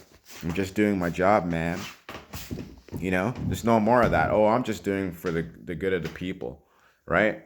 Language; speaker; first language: English; native; English